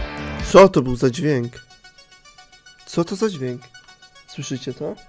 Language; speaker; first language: Polish; native; Polish